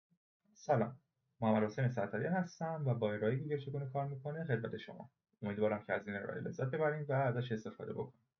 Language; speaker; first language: Persian; native; Persian